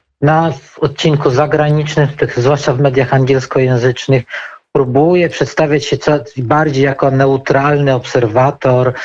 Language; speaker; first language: Polish; native; Polish